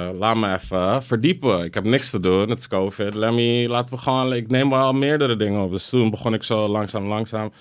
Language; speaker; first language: Dutch; early bilingual, other home language; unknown